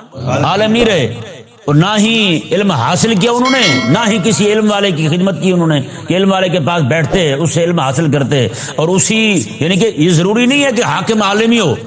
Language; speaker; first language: Urdu; non-native, local second language; Punjabi